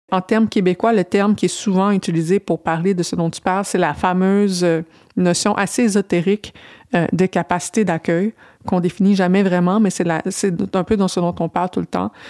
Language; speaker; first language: French; native; French